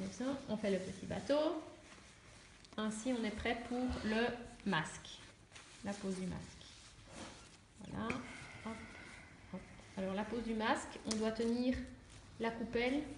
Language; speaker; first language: French; native; French